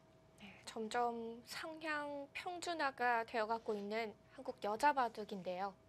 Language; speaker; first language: Korean; native; Korean